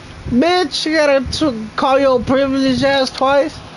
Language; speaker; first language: English; early bilingual, other home language; Spanish